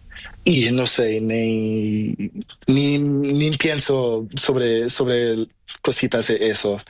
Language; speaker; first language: Spanish; non-native, learner; Portuguese